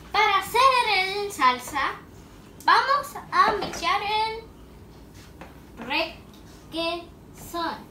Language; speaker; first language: Spanish; early bilingual, heritage; Spanish